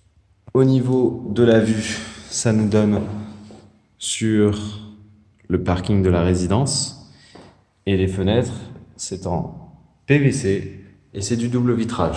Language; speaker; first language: French; native; French